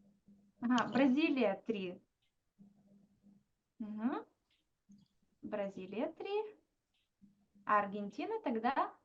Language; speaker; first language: Russian; non-native, fluent; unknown